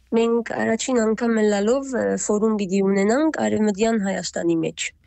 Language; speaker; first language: Armenian; early bilingual, heritage; Armenian